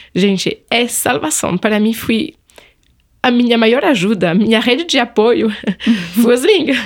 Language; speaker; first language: Portuguese; non-native, fluent; French